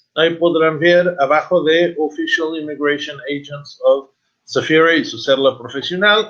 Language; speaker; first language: Spanish; non-native, fluent; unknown